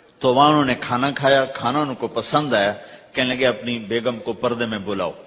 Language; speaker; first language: Urdu; non-native, local second language; Punjabi